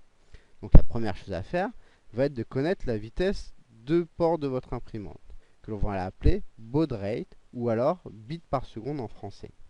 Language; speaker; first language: French; native; French